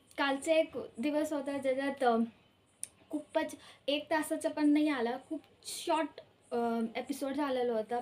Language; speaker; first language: Marathi; early bilingual, heritage; Marathi